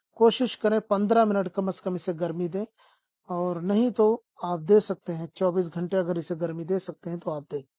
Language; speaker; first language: Urdu; non-native, local second language; Sindhi